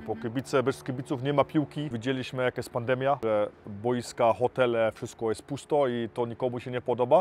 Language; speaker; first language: Polish; early bilingual, heritage; Polish